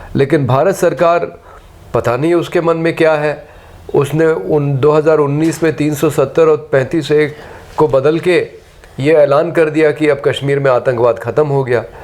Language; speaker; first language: Hindi; native; Hindi